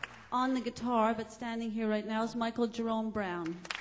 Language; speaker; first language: English; native; English